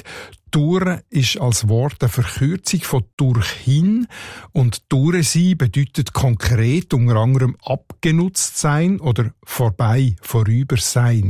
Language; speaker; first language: German; native; German